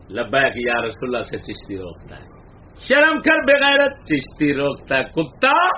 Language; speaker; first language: Urdu; non-native, local second language; Punjabi